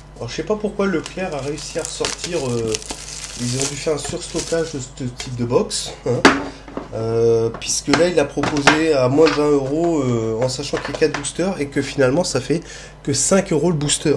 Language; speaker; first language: French; native; French